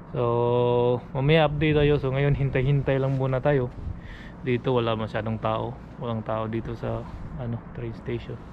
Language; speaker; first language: Filipino; non-native, local second language; Cebuano